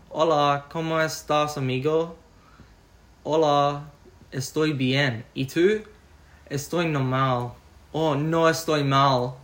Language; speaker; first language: Spanish; non-native, learner; English